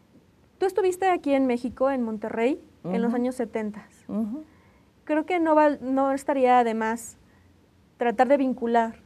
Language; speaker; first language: Spanish; native; Spanish